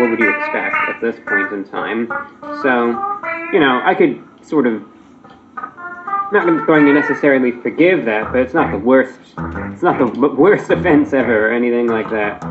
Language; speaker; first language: English; native; English